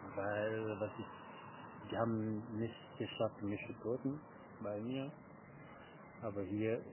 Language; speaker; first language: German; non-native, learner; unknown